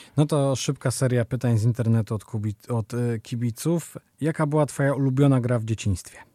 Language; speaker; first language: Polish; native; Polish